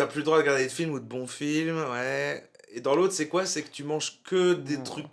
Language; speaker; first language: French; native; French